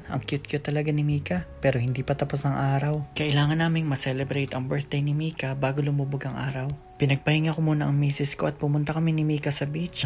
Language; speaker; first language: Filipino; native; Filipino